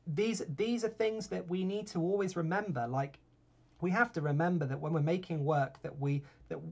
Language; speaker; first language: English; native; English